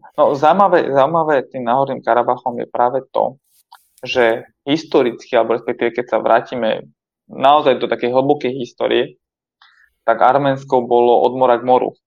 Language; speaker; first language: Slovak; non-native, fluent; Armenian